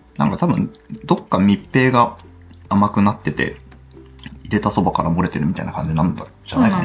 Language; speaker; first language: Japanese; native; Japanese